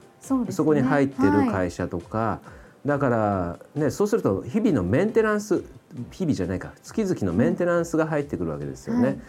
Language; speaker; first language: Japanese; native; Japanese